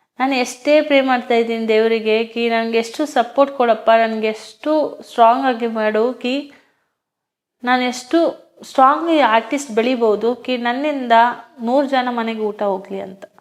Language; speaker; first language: Kannada; non-native, local second language; Hindi